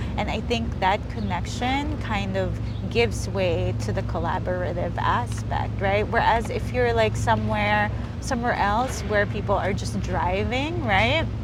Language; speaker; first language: English; early bilingual, other home language; Filipino